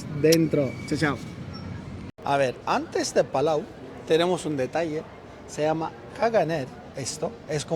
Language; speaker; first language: Spanish; non-native, learner; Turkish